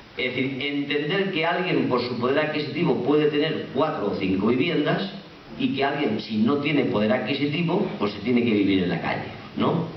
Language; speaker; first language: Spanish; native; Spanish